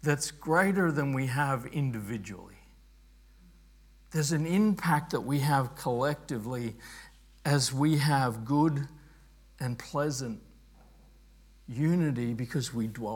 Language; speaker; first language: English; native; English